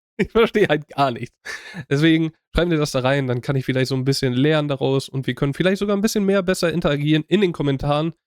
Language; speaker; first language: German; native; German